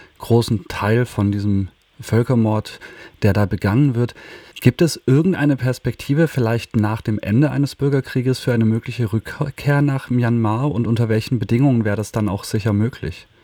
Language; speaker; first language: German; native; German